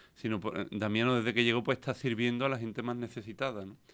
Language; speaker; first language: Spanish; native; Spanish